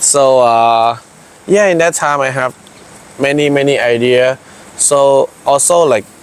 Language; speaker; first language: English; non-native, learner; Thai